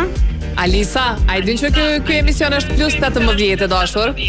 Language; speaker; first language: Albanian; native; Albanian